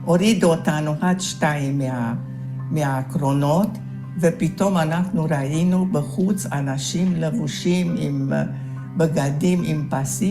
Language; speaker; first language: Hebrew; early bilingual, other home language; Hungarian